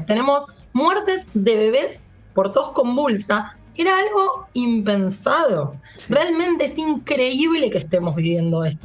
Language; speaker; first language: Spanish; native; Spanish